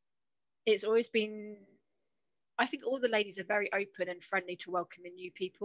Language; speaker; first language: English; native; English